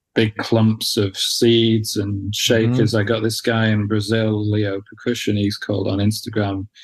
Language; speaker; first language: English; native; English